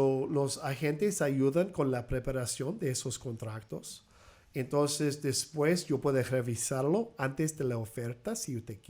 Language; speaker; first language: Spanish; early bilingual, heritage; Spanish